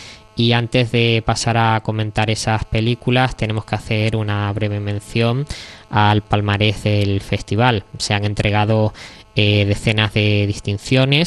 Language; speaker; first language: Spanish; native; Spanish